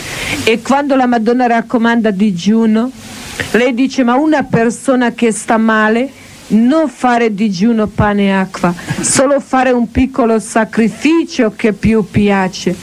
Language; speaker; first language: Italian; non-native, learner; Croatian